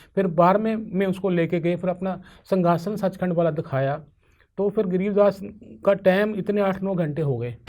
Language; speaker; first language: Hindi; non-native, local second language; Punjabi